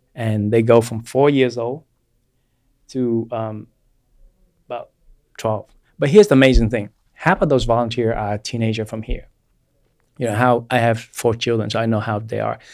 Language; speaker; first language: English; non-native, fluent; Vietnamese